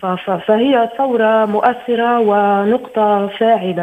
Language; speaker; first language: Arabic; native; Arabic